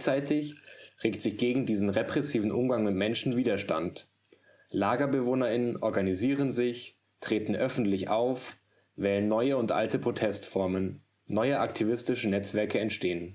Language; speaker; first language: German; native; German